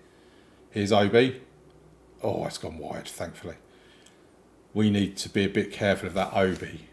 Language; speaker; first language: English; native; English